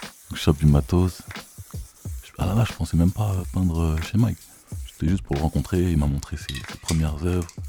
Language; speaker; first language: French; native; French